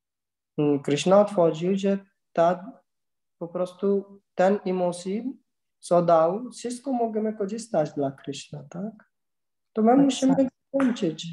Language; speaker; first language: Polish; non-native, learner; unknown